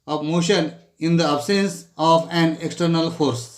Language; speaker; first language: English; non-native, local second language; Marathi